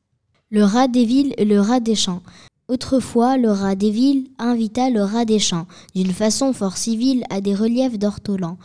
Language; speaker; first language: French; native; French